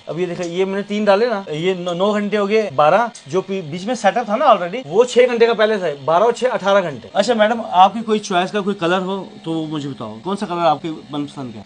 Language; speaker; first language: Hindi; native; Hindi